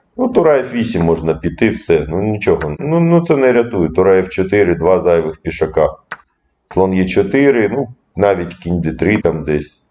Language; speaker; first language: Ukrainian; non-native, local second language; Russian